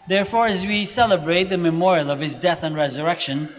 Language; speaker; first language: English; non-native, local second language; Filipino